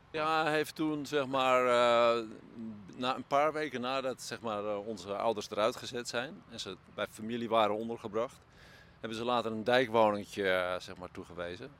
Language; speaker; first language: Dutch; native; Dutch